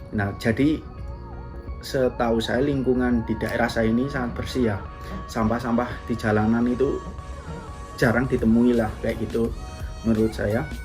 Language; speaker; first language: Indonesian; non-native, local second language; Javanese